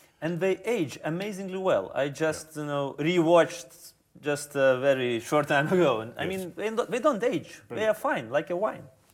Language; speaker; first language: English; non-native, fluent; Lithuanian